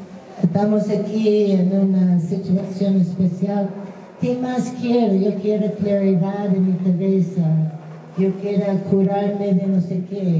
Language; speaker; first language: Spanish; non-native, fluent; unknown